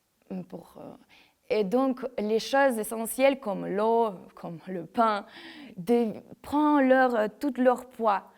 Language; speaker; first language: French; non-native, fluent; Ukrainian